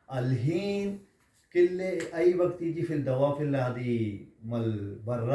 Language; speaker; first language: Arabic; non-native, learner; Urdu